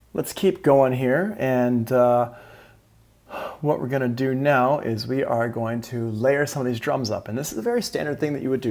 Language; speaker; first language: English; native; English